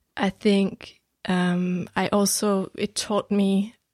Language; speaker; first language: English; non-native, fluent; Danish